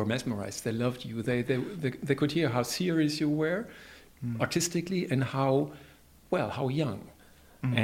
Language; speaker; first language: English; non-native, fluent; German